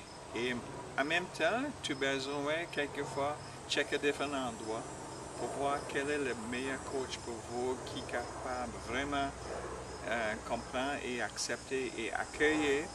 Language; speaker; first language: French; non-native, learner; English